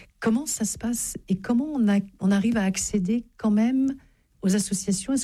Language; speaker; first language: French; native; French